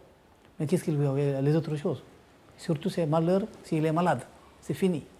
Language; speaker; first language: French; non-native, local second language; Malagasy